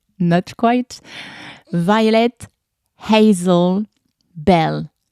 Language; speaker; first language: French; native; French